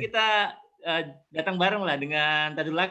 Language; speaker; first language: Indonesian; native; Indonesian